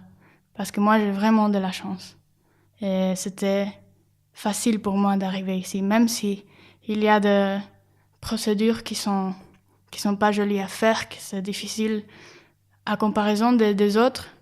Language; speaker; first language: French; non-native, fluent; Spanish